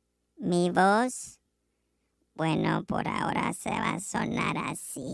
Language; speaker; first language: Spanish; non-native, learner; English